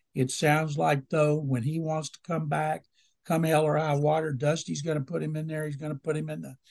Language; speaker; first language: English; native; English